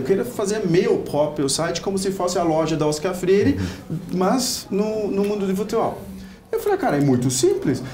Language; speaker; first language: Portuguese; non-native, fluent; German